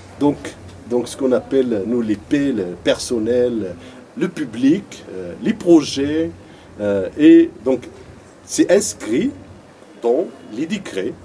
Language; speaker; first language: French; non-native, local second language; Arabic